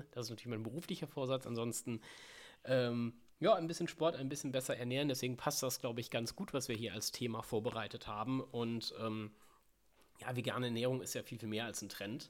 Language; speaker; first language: German; native; German